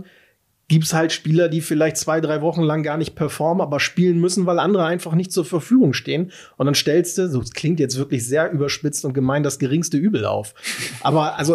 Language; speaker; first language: German; native; German